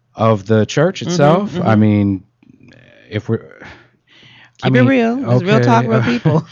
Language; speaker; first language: English; native; English